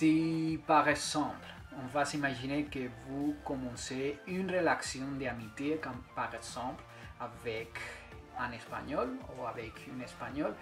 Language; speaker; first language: French; non-native, fluent; Spanish